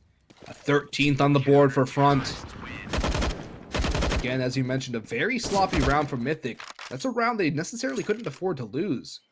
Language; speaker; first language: English; native; English